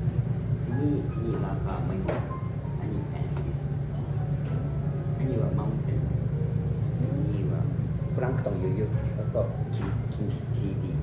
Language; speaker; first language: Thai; non-native, learner; Japanese